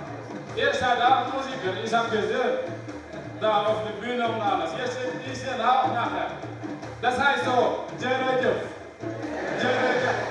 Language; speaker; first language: German; non-native, learner; Wolof